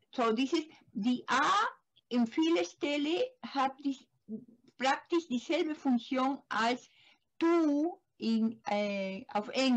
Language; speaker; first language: German; non-native, learner; Spanish